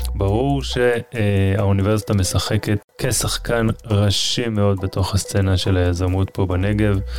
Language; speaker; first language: Hebrew; native; Hebrew